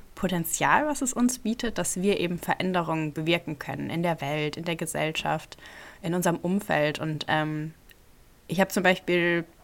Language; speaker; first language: German; native; German